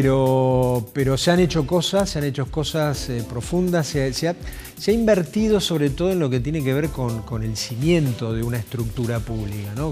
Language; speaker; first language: Spanish; native; Spanish